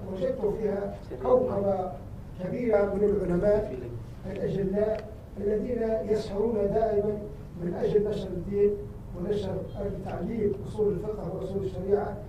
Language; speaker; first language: Arabic; native; Arabic